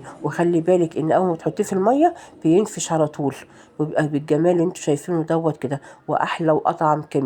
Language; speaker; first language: Arabic; native; Arabic